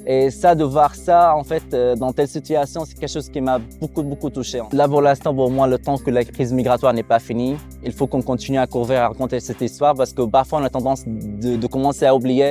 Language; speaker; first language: French; non-native, fluent; Arabic